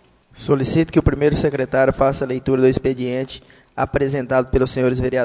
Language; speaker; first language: Portuguese; native; Portuguese